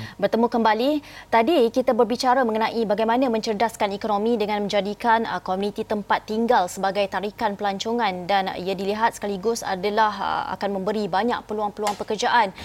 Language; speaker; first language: Malay; native; Malay